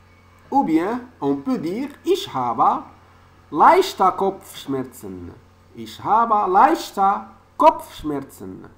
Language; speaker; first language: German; non-native, learner; French